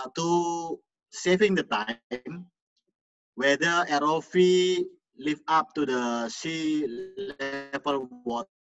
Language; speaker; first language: English; non-native, fluent; Indonesian